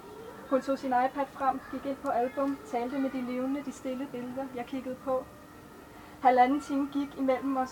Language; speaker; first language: Danish; native; Danish